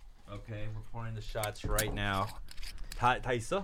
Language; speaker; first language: English; early bilingual, other home language; Korean